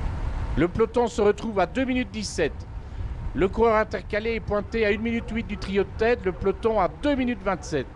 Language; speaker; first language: French; native; French